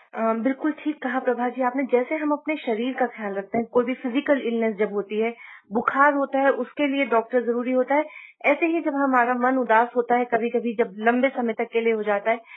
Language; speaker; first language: Hindi; native; Hindi